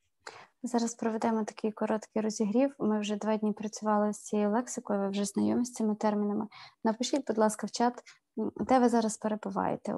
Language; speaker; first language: Ukrainian; native; Ukrainian